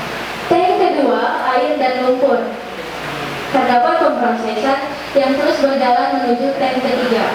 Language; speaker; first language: Indonesian; native; Indonesian